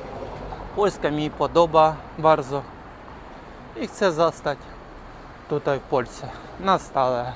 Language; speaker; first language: Polish; non-native, learner; Ukrainian